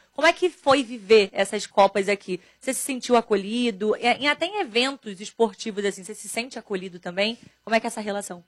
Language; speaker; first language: Portuguese; native; Portuguese